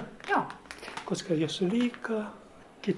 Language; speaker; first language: Finnish; non-native, learner; Japanese